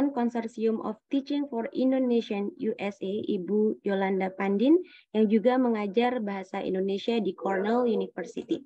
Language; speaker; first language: Indonesian; native; Indonesian